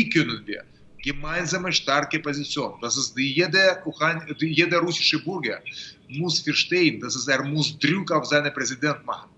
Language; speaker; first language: German; non-native, fluent; Russian